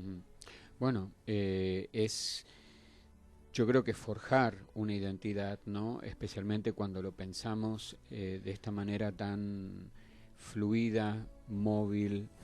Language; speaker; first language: Spanish; native; Spanish